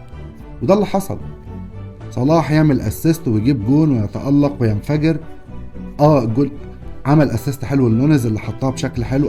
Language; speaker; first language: Arabic; native; Arabic